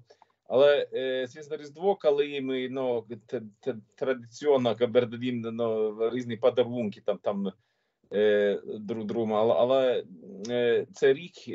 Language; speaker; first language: Ukrainian; non-native, learner; Swedish